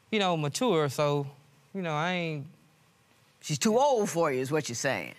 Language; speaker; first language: English; native; English